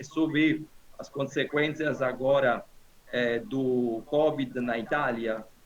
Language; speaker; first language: Portuguese; non-native, fluent; Italian